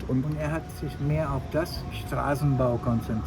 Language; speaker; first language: German; non-native, fluent; Sinhala